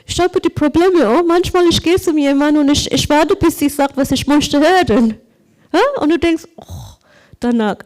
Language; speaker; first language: German; non-native, learner; English